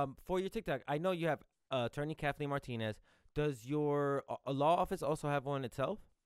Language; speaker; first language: English; early bilingual, other home language; Spanish